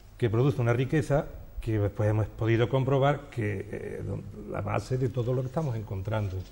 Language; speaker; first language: Spanish; native; Spanish